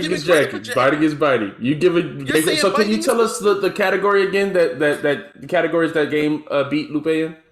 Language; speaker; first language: English; native; English